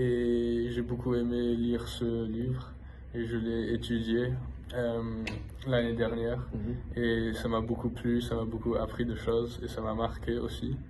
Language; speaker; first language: French; non-native, fluent; English